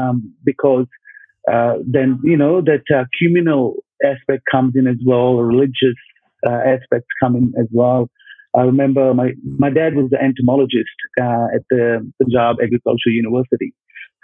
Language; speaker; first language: English; non-native, local second language; Punjabi